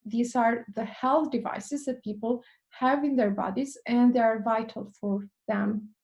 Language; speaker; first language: English; non-native, fluent; Albanian